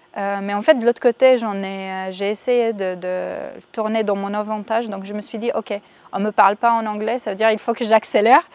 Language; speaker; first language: French; non-native, fluent; Arabic